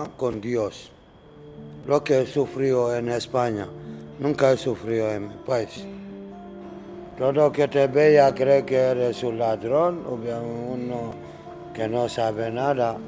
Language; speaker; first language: Spanish; non-native, learner; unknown